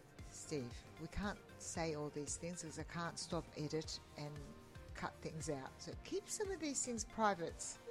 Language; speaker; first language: English; non-native, fluent; Turkish